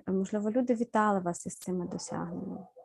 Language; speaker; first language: Ukrainian; native; Ukrainian